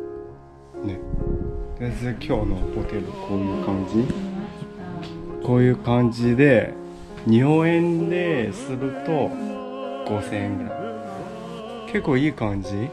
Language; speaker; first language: Japanese; non-native, fluent; Chinese